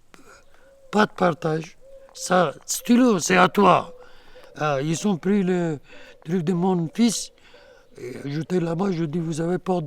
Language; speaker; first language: French; non-native, learner; Kurdish